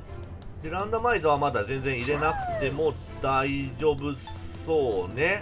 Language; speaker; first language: Japanese; native; Japanese